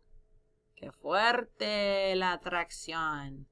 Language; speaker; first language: Spanish; non-native, fluent; English